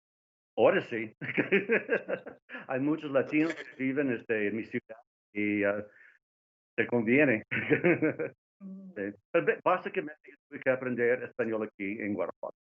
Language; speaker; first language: Spanish; non-native, fluent; English